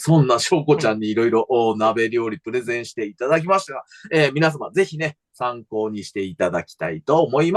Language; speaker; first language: Japanese; native; Japanese